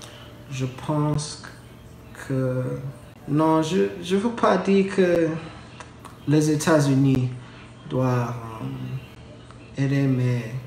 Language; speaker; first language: French; non-native, learner; English